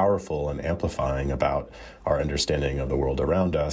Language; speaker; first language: English; native; English